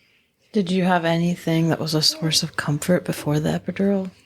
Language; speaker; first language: English; native; English